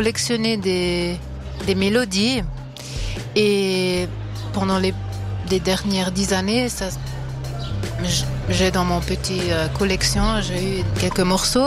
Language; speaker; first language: French; non-native, local second language; Swiss German